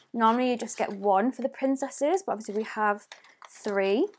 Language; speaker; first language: English; native; English